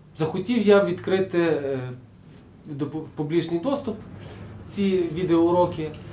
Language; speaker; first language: Ukrainian; native; Ukrainian